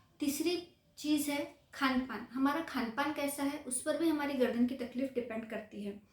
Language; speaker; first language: Hindi; non-native, local second language; Marathi